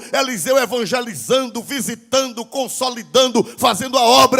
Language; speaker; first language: Portuguese; native; Portuguese